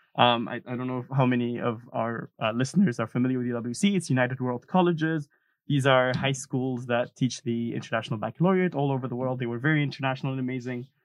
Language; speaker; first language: English; non-native, fluent; Arabic